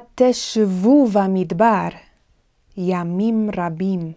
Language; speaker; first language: Hebrew; non-native, fluent; English